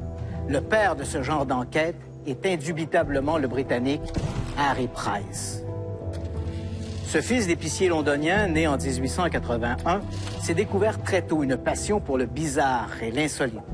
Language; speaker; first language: French; native; French